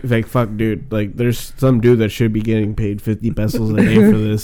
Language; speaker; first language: English; early bilingual, other home language; Spanish